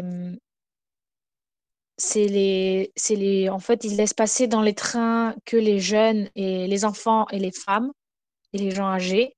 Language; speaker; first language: French; non-native, fluent; Ukrainian